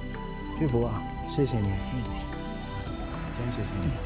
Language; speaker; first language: Chinese; non-native, learner; Italian